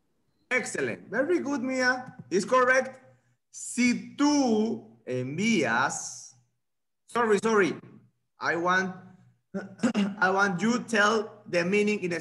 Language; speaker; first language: English; non-native, fluent; Spanish